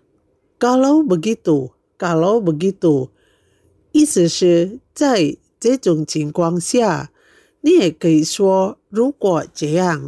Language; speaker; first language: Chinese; non-native, fluent; Indonesian